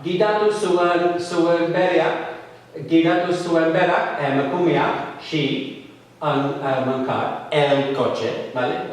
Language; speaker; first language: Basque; non-native, fluent; English